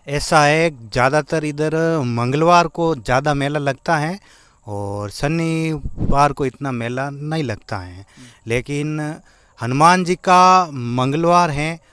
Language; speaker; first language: Hindi; native; Hindi